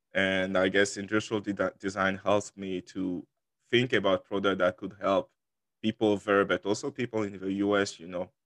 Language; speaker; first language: English; non-native, fluent; French